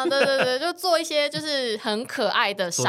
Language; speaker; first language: Chinese; native; Chinese